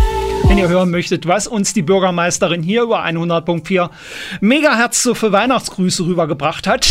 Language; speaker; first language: German; native; German